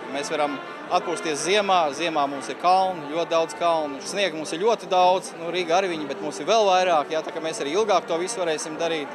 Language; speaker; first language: Latvian; native; Latvian